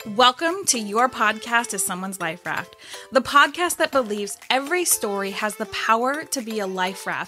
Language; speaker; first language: English; native; English